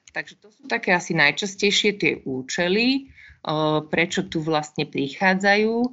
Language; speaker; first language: Slovak; native; Slovak